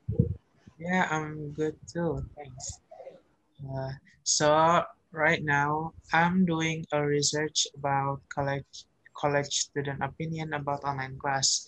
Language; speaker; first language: English; non-native, learner; Indonesian